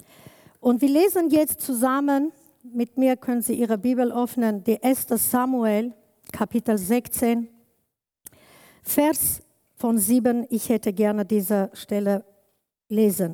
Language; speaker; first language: German; non-native, learner; Kurdish